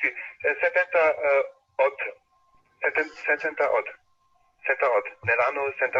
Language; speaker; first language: Italian; non-native, learner; German